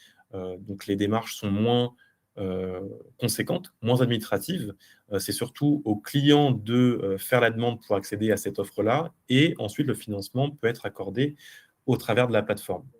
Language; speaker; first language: French; native; French